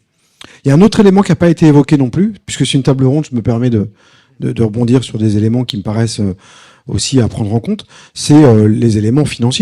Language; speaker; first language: French; native; French